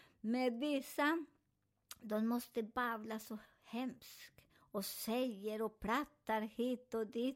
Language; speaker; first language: Swedish; non-native, fluent; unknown